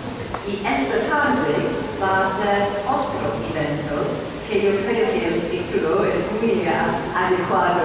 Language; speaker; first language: Spanish; non-native, fluent; English